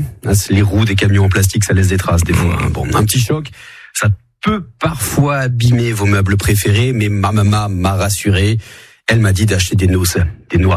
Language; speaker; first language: French; native; French